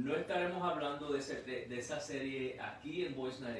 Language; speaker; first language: Spanish; early bilingual, heritage; Spanish